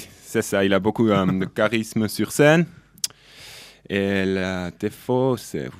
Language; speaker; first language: French; non-native, local second language; German